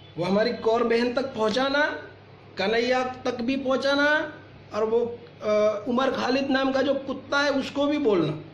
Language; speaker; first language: Hindi; non-native, local second language; Gujarati